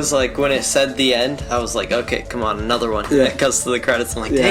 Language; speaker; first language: English; native; English